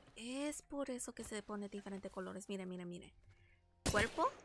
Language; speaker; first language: Spanish; early bilingual, heritage; Spanish